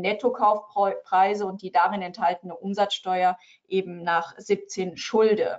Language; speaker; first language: German; native; German